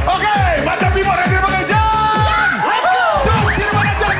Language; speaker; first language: Filipino; native; Filipino